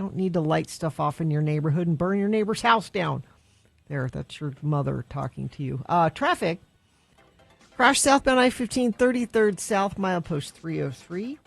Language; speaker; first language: English; native; English